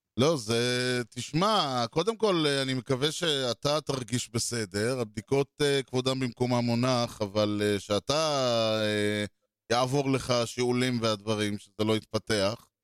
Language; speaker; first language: Hebrew; native; Hebrew